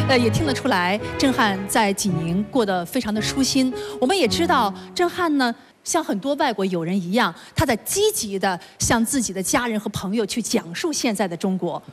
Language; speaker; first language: Chinese; native; Chinese